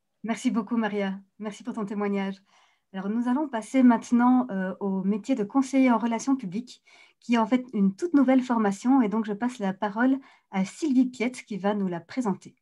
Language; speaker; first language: French; native; French